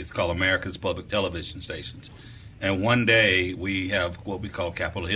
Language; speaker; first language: English; native; English